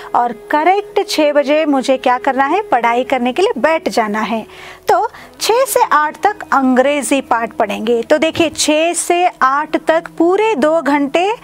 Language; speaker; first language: Hindi; non-native, local second language; Kannada